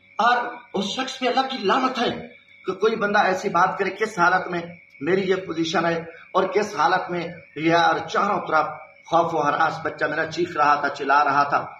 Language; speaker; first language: Urdu; non-native, local second language; Saraiki